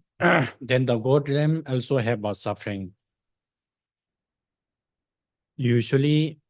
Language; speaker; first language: English; non-native, fluent; Tibetan